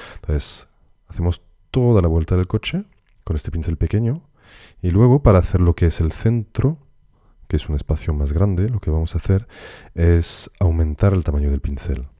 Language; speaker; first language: Spanish; native; Spanish